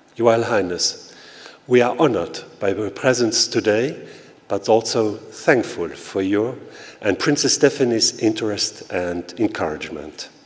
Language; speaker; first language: English; non-native, fluent; Luxembourgish